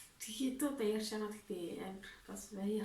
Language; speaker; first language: Mongolian; early bilingual, heritage; Mongolian